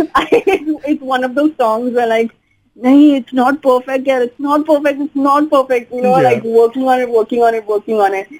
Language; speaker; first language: English; non-native, local second language; Hindi